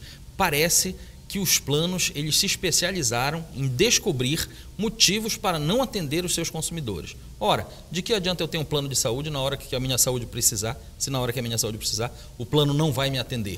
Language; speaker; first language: Portuguese; native; Portuguese